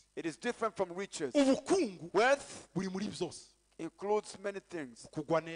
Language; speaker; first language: English; non-native, fluent; Kinyarwanda